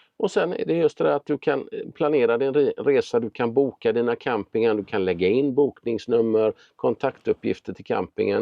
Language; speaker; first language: Swedish; native; Swedish